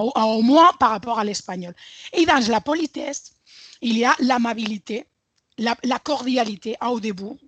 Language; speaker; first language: French; non-native, fluent; Spanish